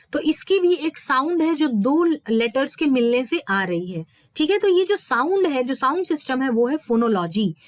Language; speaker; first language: Hindi; native; Hindi